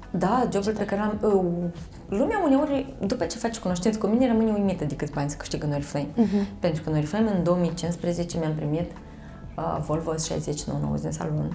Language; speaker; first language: Romanian; native; Romanian